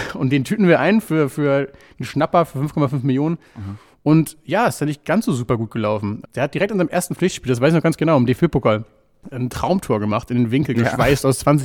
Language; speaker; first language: German; native; German